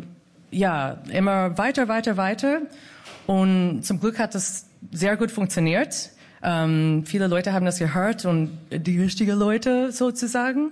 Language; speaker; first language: German; non-native, fluent; English